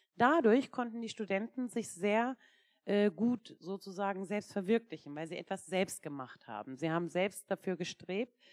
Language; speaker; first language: German; non-native, fluent; Turkish